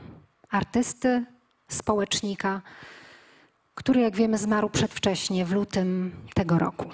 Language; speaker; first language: Polish; native; Polish